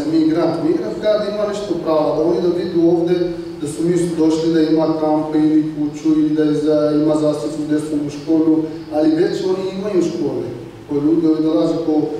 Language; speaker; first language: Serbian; non-native, learner; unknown